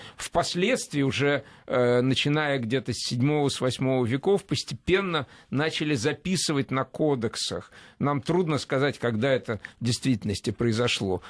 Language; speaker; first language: Russian; native; Russian